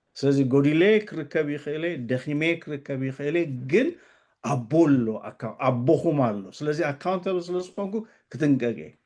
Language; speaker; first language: Tigrinya; native; Tigrinya